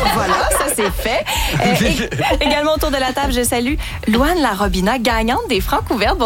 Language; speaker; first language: French; native; French